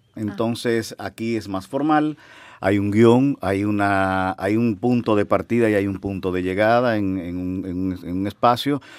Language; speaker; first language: Spanish; native; Spanish